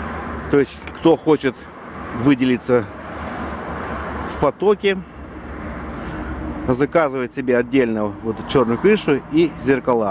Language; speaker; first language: Russian; native; Russian